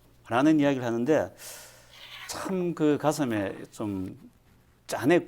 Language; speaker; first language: Korean; native; Korean